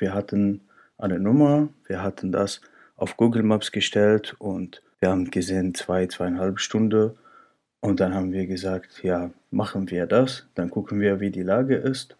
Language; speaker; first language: German; non-native, fluent; Arabic